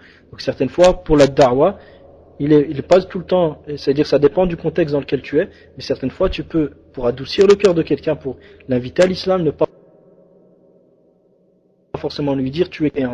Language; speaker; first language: French; native; French